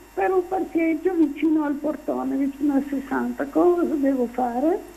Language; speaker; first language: Italian; native; Italian